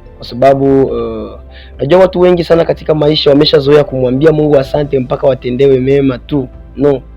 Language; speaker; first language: Swahili; non-native, local second language; Rundi